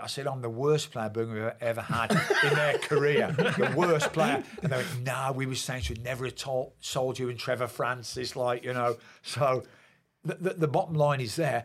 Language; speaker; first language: English; native; English